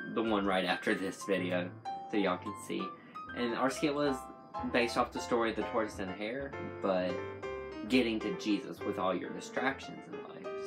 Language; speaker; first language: English; native; English